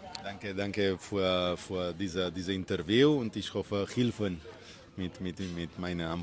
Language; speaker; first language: German; non-native, learner; Spanish